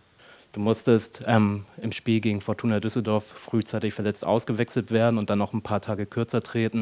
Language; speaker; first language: German; native; German